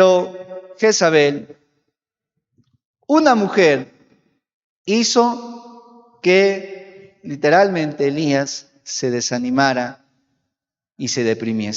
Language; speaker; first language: Spanish; native; Spanish